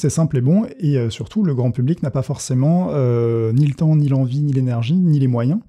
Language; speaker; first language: French; native; French